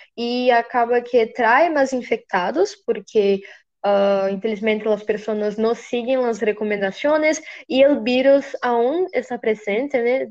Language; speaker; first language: Spanish; non-native, learner; Portuguese